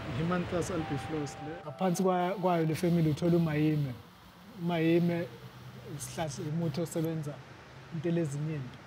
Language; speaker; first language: Zulu; native; Zulu